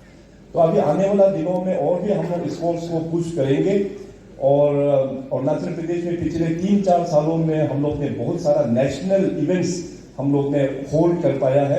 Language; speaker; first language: Hindi; non-native, local second language; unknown